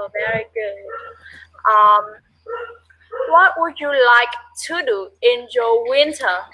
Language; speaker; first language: English; non-native, learner; Vietnamese